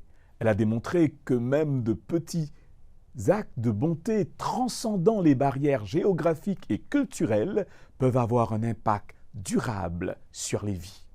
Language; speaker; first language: French; native; French